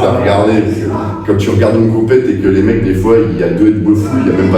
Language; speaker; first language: French; native; French